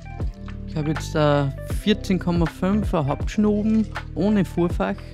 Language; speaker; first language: German; native; German